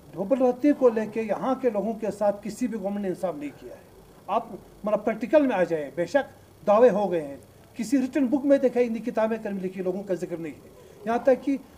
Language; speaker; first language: Hindi; non-native, local second language; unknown